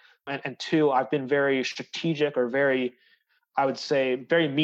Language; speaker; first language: English; native; English